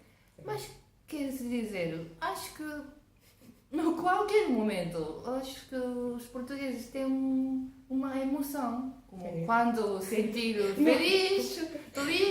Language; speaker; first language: Portuguese; non-native, fluent; Japanese